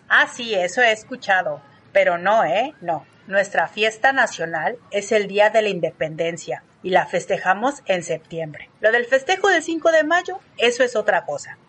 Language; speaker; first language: Spanish; native; Spanish